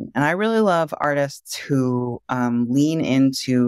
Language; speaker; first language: English; native; English